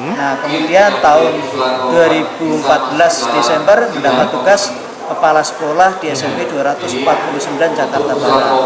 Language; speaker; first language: Indonesian; non-native, local second language; Javanese